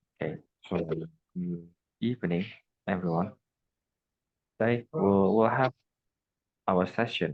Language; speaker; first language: English; non-native, fluent; Indonesian